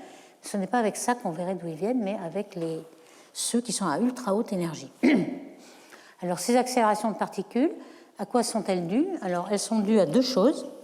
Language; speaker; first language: French; native; French